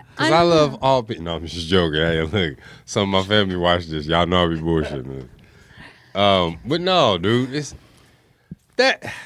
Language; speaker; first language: English; native; English